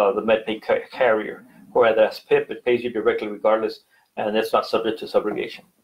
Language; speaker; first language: English; native; English